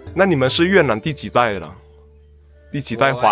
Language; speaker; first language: Chinese; non-native, local second language; Indonesian